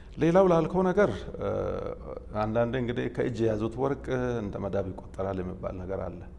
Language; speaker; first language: Amharic; non-native, local second language; Oromo